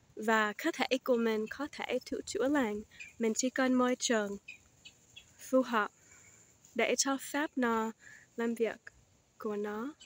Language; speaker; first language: Vietnamese; early bilingual, heritage; Vietnamese